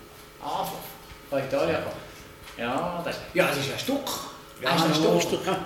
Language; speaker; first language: German; native; German